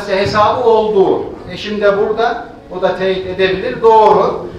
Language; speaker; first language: Turkish; native; Turkish